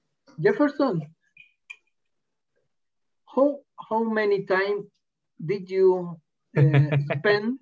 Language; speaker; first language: English; non-native, learner; Spanish